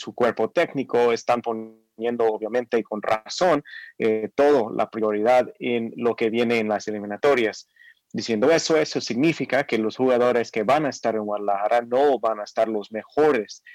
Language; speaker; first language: Spanish; non-native, fluent; English